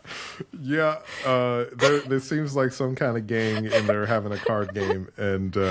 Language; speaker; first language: English; native; English